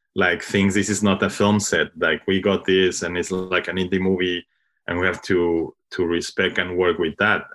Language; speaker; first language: English; non-native, fluent; Spanish